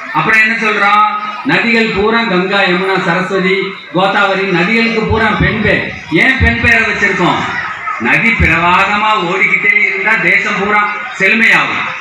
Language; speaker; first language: Tamil; non-native, local second language; Telugu